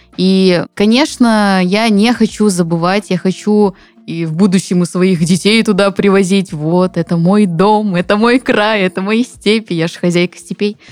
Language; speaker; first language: Russian; native; Russian